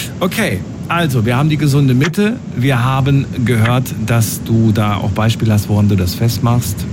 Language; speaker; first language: German; native; German